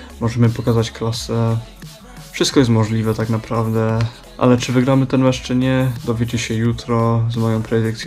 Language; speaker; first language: Polish; early bilingual, heritage; Polish